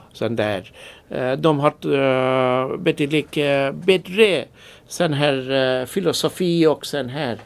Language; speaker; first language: Swedish; non-native, fluent; Bangla